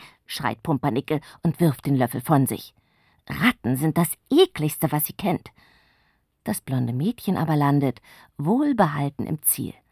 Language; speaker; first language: German; native; German